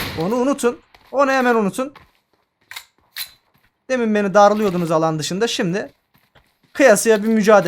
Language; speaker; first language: Turkish; native; Turkish